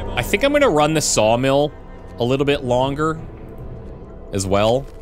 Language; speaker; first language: English; native; English